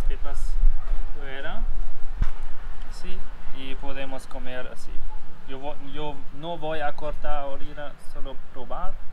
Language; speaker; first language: Spanish; non-native, learner; German